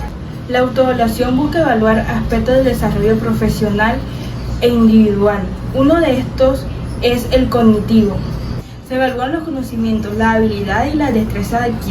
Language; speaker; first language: Spanish; native; Spanish